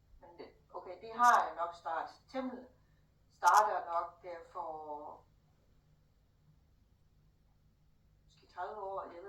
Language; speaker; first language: Danish; non-native, fluent; Thai